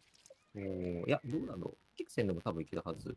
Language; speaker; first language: Japanese; native; Japanese